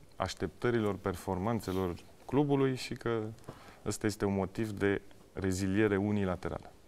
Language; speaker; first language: Romanian; early bilingual, heritage; Romanian